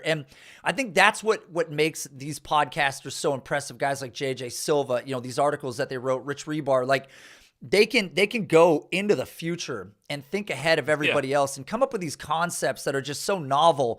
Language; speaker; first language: English; native; English